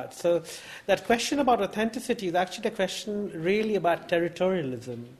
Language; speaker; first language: English; non-native, local second language; Bangla